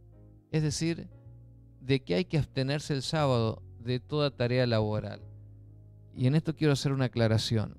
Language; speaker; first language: Spanish; native; Spanish